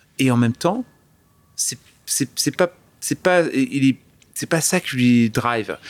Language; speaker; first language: French; early bilingual, other home language; English